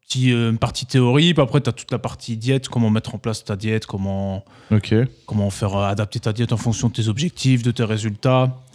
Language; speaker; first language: French; native; French